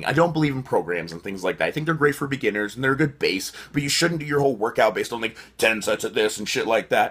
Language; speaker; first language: English; native; English